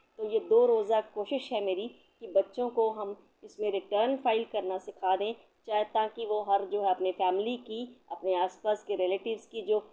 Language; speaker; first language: Hindi; non-native, local second language; Punjabi